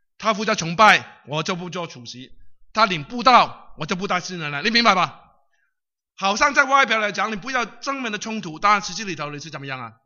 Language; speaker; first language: Chinese; non-native, local second language; Cantonese